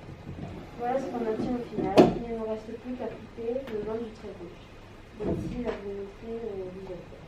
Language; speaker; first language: French; native; French